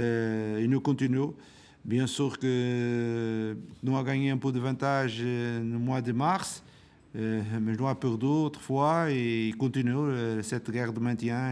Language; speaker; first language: French; non-native, learner; Portuguese